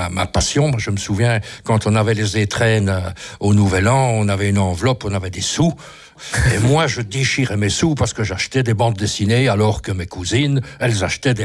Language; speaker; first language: French; native; French